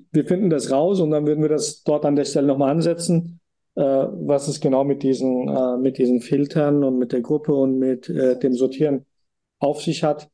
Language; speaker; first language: German; native; German